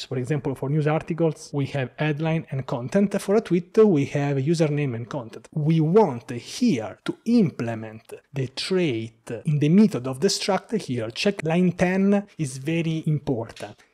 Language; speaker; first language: English; non-native, fluent; Italian